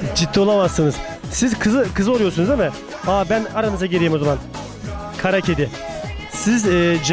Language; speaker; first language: Turkish; native; Turkish